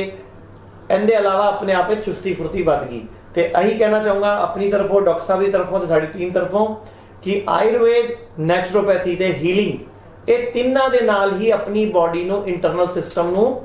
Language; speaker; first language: Hindi; non-native, local second language; Punjabi